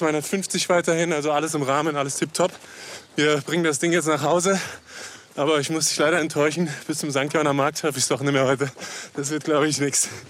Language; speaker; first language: German; native; German